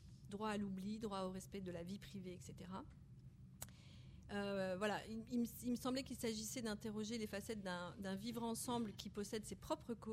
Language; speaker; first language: French; native; French